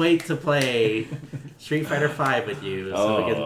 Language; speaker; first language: English; native; English